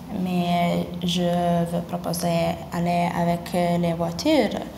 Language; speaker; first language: French; non-native, learner; Lithuanian